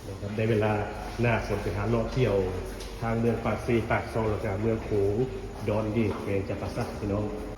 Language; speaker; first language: Thai; native; Thai